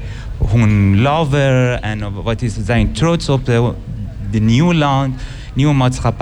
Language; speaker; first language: Dutch; non-native, learner; Persian